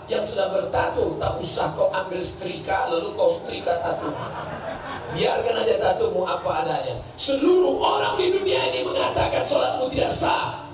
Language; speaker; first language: Indonesian; native; Indonesian